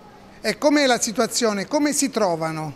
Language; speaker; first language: Italian; native; Italian